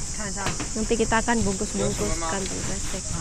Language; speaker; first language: Indonesian; native; Indonesian